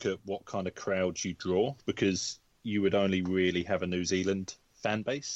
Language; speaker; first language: English; native; English